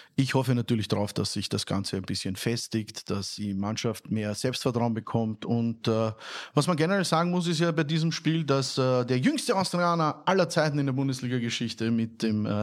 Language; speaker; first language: German; native; German